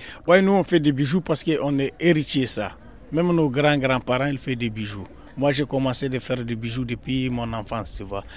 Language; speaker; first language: French; non-native, local second language; Tamasheq